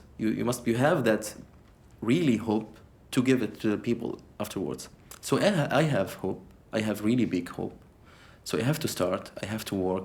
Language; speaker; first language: English; non-native, fluent; Arabic